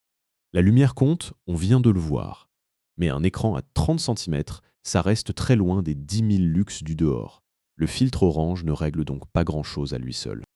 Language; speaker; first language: French; native; French